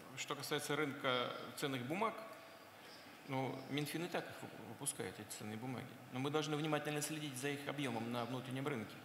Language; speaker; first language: Russian; native; Russian